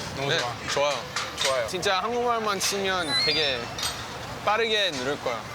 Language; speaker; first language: Korean; non-native, fluent; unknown